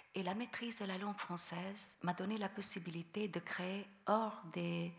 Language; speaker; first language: French; non-native, fluent; Albanian